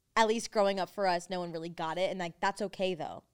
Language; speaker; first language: English; native; English